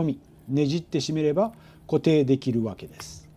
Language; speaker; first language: Japanese; native; Japanese